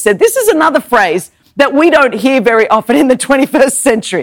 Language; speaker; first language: English; non-native, local second language; Greek